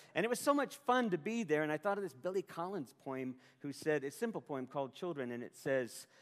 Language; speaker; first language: English; native; English